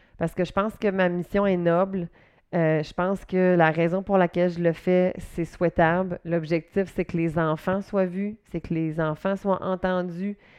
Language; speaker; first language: French; native; French